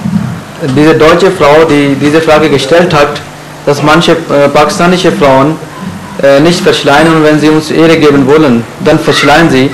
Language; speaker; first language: German; non-native, fluent; Urdu